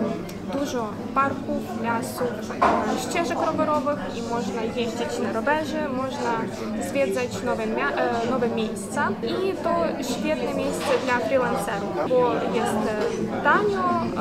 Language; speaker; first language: Polish; non-native, fluent; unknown